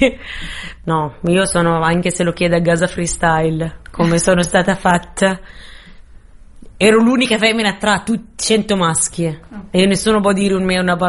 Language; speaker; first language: Italian; non-native, fluent; Arabic